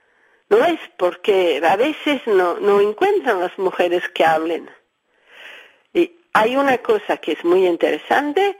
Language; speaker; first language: Spanish; early bilingual, heritage; Spanish